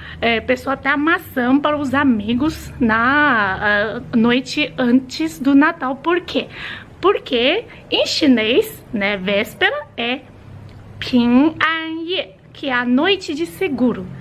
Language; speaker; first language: Portuguese; non-native, fluent; Chinese